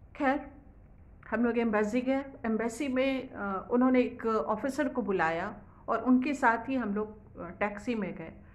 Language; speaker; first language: Hindi; native; Hindi